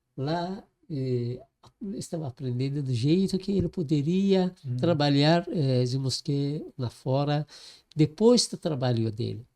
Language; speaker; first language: Portuguese; non-native, learner; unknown